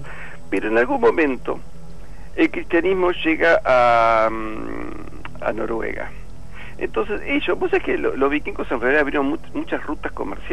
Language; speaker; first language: Spanish; native; Spanish